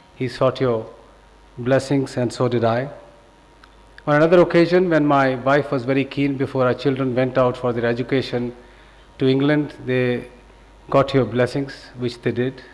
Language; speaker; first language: English; non-native, local second language; Punjabi